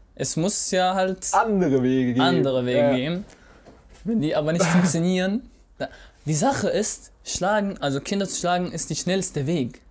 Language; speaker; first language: German; non-native, fluent; Arabic